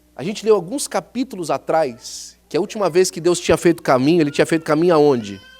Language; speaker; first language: Portuguese; native; Portuguese